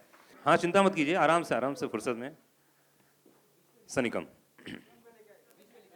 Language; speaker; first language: Hindi; native; Hindi